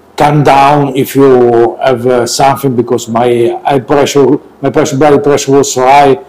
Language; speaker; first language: English; non-native, learner; Italian